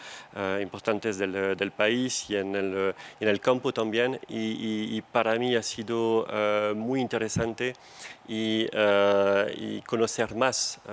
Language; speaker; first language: Spanish; non-native, fluent; French